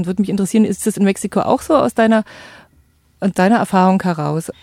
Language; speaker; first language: German; native; German